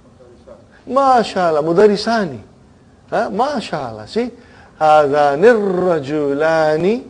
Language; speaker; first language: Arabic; non-native, fluent; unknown